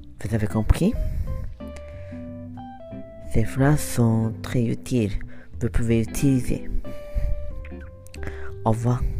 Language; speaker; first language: French; non-native, learner; Japanese